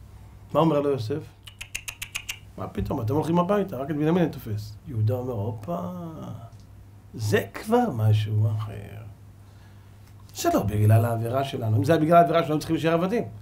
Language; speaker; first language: Hebrew; native; Hebrew